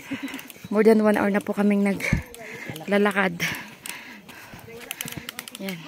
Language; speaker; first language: Filipino; native; Filipino